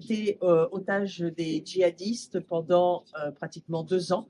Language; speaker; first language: French; native; French